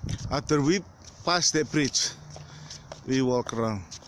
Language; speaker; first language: English; non-native, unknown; Indonesian